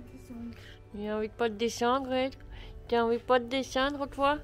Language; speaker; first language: French; native; French